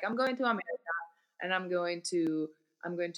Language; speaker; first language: English; non-native, fluent; Italian